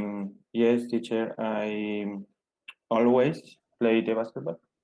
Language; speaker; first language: English; non-native, learner; Spanish